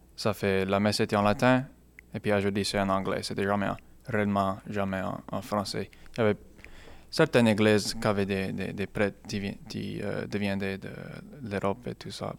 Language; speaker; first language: French; non-native, local second language; English